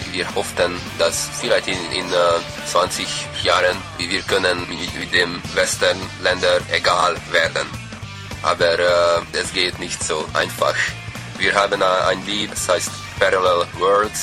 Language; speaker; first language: German; non-native, learner; Hungarian